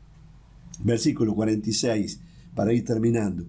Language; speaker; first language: Spanish; native; Spanish